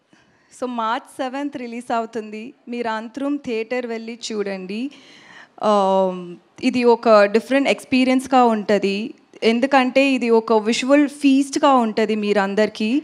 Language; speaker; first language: Telugu; non-native, learner; Tamil